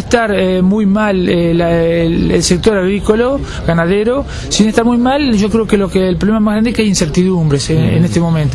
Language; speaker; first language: Spanish; native; Spanish